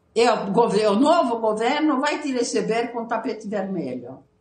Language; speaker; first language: Portuguese; non-native, fluent; Italian